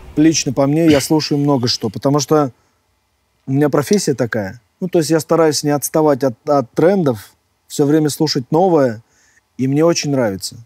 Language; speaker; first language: Russian; native; Russian